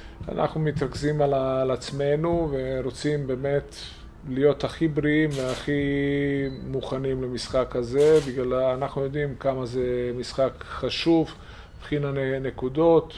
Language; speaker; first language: Hebrew; non-native, fluent; Serbian